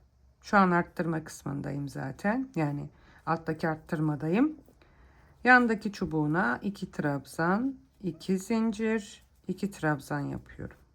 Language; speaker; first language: Turkish; native; Turkish